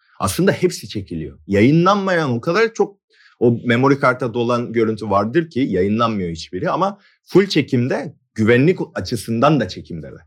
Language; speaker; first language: Turkish; non-native, fluent; Korean